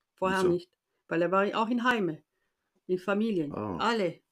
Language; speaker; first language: German; non-native, fluent; French